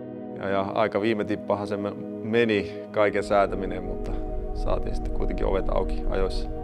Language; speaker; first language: Finnish; native; Finnish